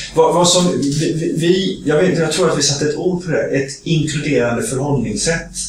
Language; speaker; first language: Swedish; native; Swedish